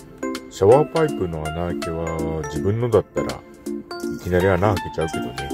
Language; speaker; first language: Japanese; native; Japanese